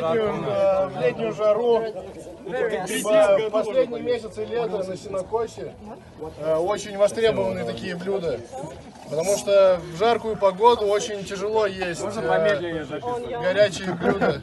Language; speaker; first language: Russian; native; Russian